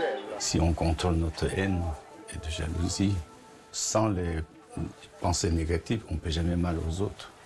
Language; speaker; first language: French; non-native, fluent; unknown